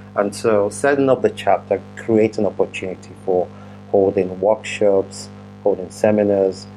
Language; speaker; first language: English; non-native, local second language; Yoruba